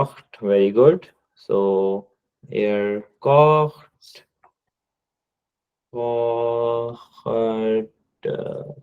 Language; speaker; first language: German; non-native, fluent; Hindi